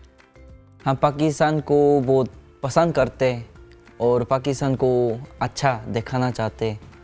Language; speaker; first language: Hindi; non-native, learner; Korean